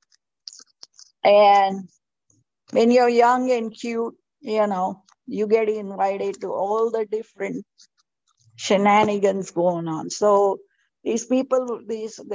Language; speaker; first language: English; non-native, local second language; Marathi